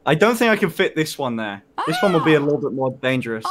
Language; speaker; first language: English; native; English